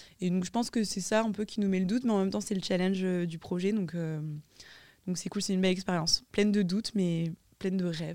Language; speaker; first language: French; native; French